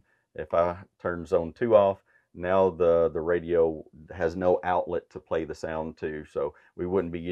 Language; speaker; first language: English; native; English